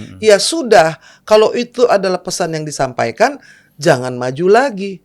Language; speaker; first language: Indonesian; native; Indonesian